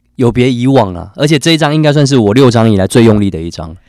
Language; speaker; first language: Chinese; native; Chinese